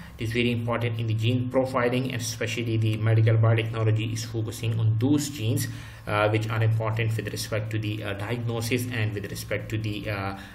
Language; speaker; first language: English; non-native, local second language; Urdu